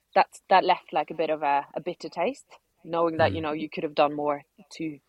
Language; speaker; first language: English; non-native, fluent; Norwegian